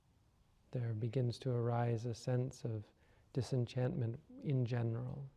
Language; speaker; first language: English; native; English